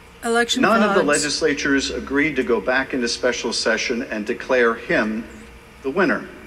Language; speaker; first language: English; native; English